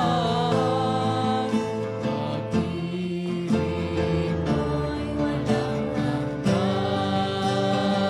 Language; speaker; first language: Filipino; native; Filipino